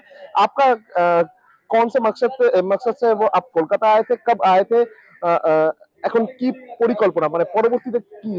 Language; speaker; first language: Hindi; non-native, local second language; Bangla